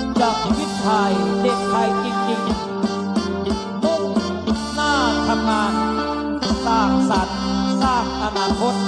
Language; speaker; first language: Thai; native; Thai